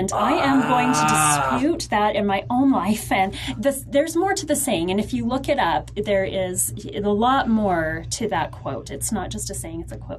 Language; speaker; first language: English; native; English